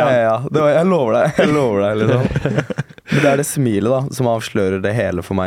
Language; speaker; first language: Norwegian; early bilingual, other home language; Turkish